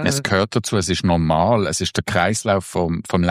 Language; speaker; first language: German; native; German